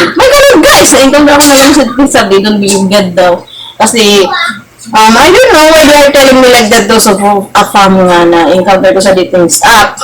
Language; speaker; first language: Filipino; non-native, local second language; Cebuano